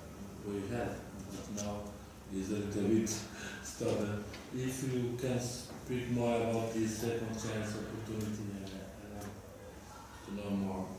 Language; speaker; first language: English; non-native, learner; Portuguese